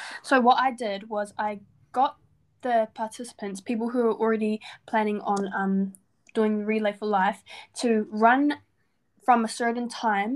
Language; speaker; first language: English; native; English